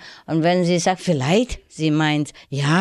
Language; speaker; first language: German; non-native, learner; Vietnamese